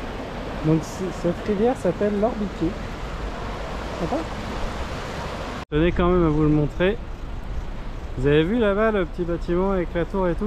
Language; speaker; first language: French; native; French